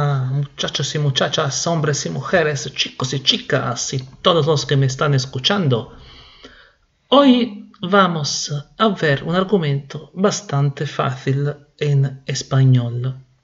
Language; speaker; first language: Spanish; non-native, fluent; Italian